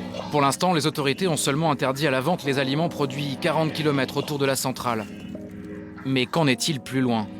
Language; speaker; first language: French; native; French